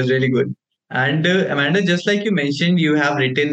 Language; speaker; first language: English; non-native, local second language; Hindi